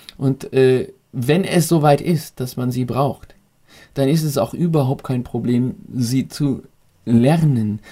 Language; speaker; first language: German; non-native, fluent; French